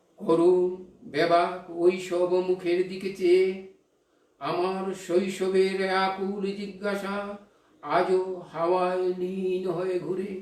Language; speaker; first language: Bangla; non-native, local second language; Hindi